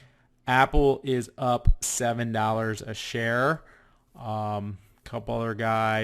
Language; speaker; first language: English; native; English